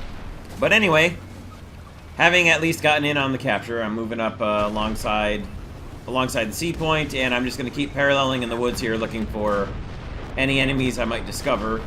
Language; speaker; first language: English; native; English